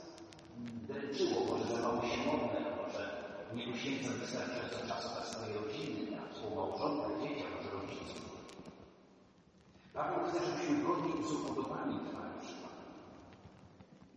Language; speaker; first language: Polish; native; Polish